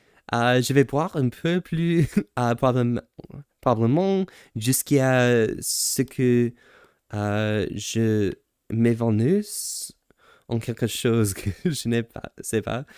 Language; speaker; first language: French; non-native, learner; English